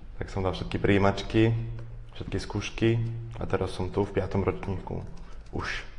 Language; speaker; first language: Slovak; non-native, fluent; Russian